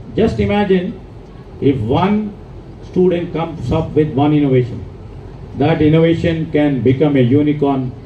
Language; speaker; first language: English; non-native, local second language; Telugu